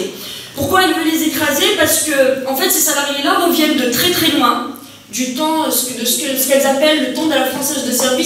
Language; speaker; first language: French; native; French